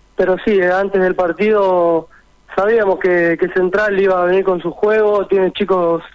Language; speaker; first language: Spanish; native; Spanish